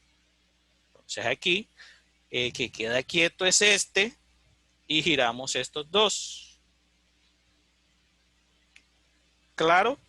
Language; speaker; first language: Spanish; native; Spanish